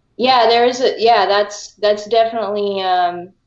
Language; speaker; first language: English; early bilingual, other home language; Filipino